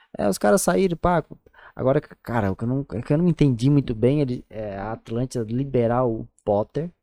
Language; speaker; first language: Portuguese; native; Portuguese